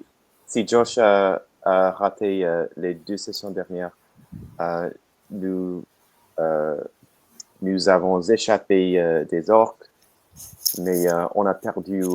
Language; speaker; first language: French; non-native, learner; English